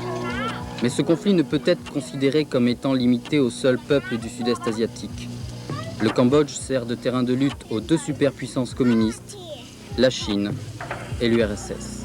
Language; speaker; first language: French; native; French